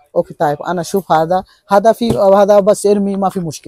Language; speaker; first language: Arabic; non-native, learner; Bangla